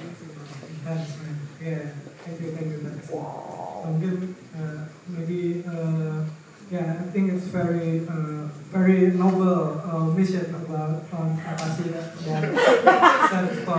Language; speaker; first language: English; non-native, fluent; Indonesian